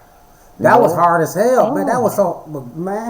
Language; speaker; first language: English; native; English